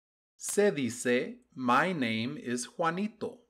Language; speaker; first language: Spanish; non-native, fluent; English